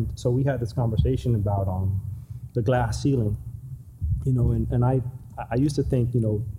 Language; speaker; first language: English; native; English